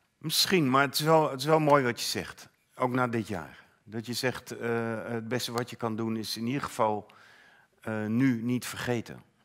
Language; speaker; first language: Dutch; native; Dutch